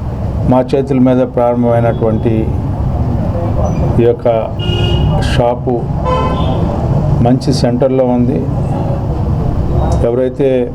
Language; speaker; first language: Telugu; native; Telugu